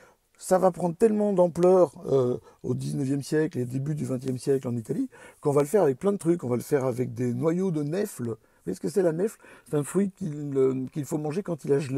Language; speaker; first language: French; native; French